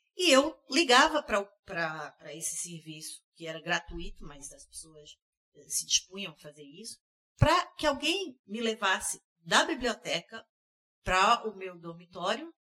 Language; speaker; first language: Portuguese; early bilingual, heritage; English